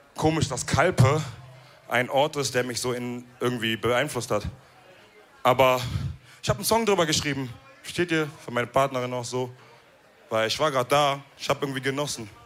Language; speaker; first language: German; early bilingual, other home language; Wolof